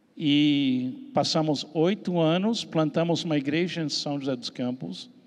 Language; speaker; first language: Portuguese; non-native, fluent; English